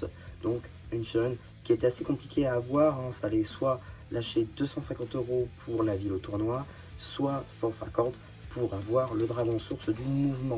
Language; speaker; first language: French; native; French